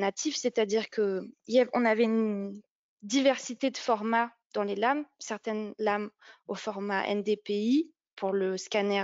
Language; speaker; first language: French; native; French